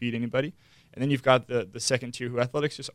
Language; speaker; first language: English; native; English